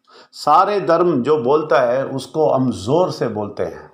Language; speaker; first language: Hindi; non-native, local second language; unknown